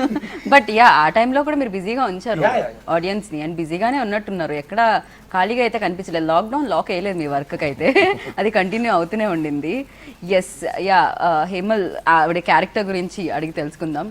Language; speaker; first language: Telugu; native; Telugu